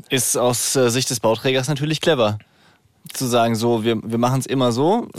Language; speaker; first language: German; native; German